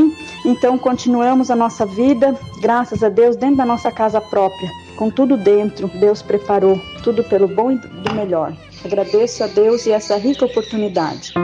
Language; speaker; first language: Portuguese; native; Portuguese